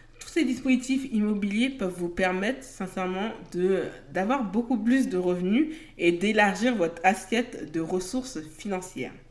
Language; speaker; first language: French; native; French